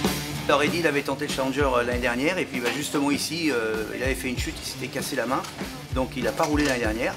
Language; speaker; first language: French; native; French